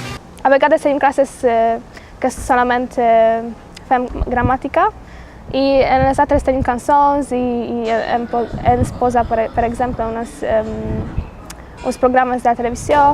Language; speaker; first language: Catalan; non-native, learner; Polish